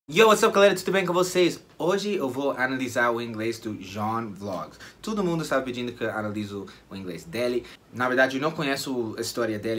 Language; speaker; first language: Portuguese; non-native, fluent; English